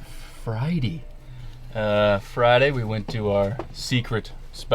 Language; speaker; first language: English; native; English